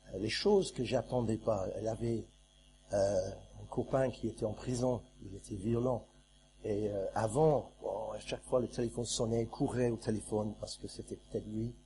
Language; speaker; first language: French; non-native, fluent; English